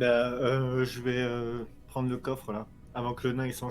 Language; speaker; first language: French; native; French